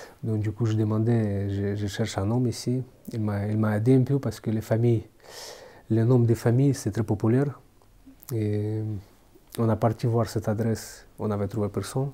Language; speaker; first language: French; non-native, fluent; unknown